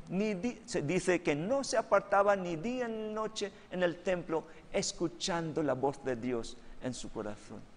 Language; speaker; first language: Spanish; non-native, fluent; Filipino